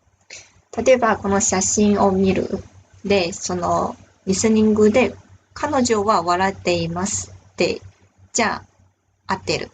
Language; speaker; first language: Japanese; non-native, fluent; Chinese